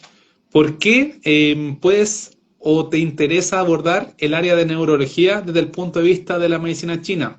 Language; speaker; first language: Spanish; native; Spanish